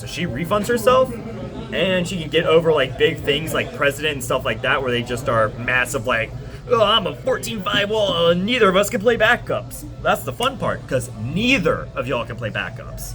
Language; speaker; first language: English; native; English